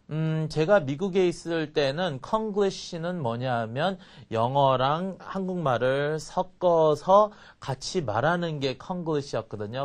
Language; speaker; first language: Korean; early bilingual, heritage; Korean